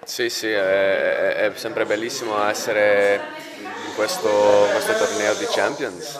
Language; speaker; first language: Italian; non-native, fluent; English